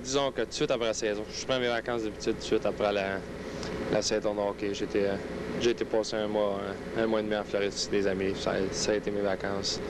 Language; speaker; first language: French; native; French